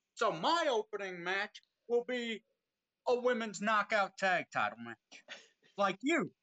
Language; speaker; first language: English; native; English